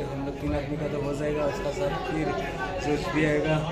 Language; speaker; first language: Hindi; non-native, local second language; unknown